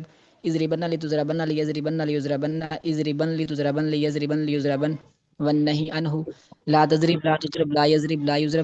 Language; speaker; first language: Arabic; non-native, learner; Urdu